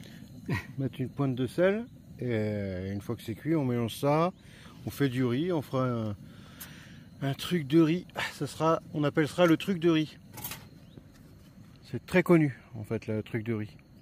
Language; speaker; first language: French; native; French